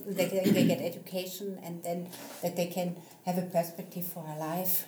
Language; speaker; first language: English; non-native, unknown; German